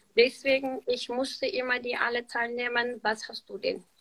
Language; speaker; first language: German; non-native, learner; Turkish